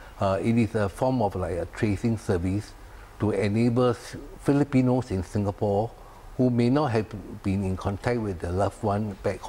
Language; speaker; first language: English; non-native, local second language; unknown